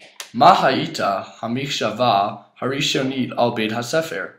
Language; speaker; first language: Hebrew; non-native, learner; English